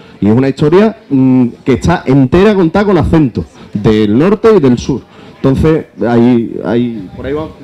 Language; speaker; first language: Spanish; native; Spanish